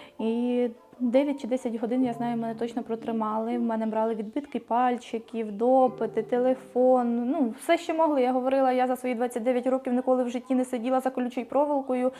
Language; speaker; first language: Ukrainian; native; Ukrainian